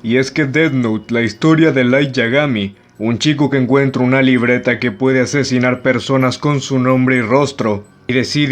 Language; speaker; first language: Spanish; native; Spanish